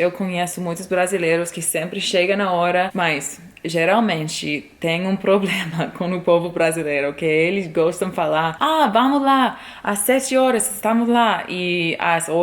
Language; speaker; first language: Portuguese; non-native, fluent; English